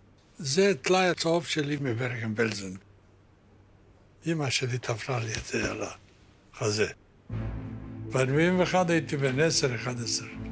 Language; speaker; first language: Hebrew; non-native, fluent; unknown